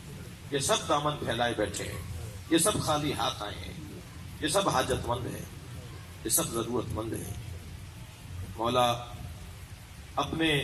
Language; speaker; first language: Urdu; native; Urdu